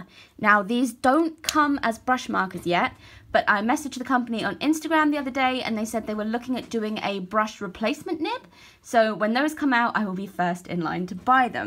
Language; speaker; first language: English; native; English